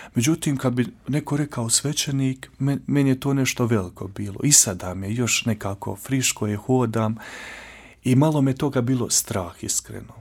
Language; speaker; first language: Croatian; native; Croatian